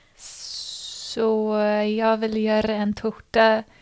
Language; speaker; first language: Swedish; non-native, learner; English